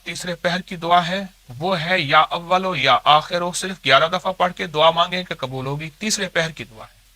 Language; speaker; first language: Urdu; native; Urdu